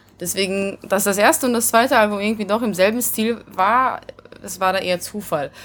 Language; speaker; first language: German; early bilingual, other home language; Hungarian